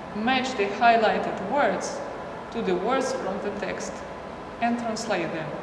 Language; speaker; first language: English; non-native, fluent; Russian